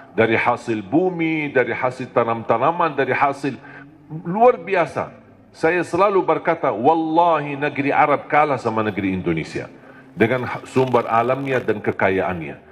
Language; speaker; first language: Malay; non-native, fluent; Arabic